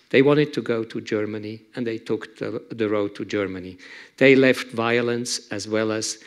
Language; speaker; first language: English; non-native, fluent; German